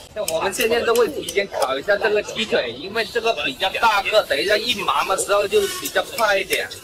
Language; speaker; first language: Chinese; native; Chinese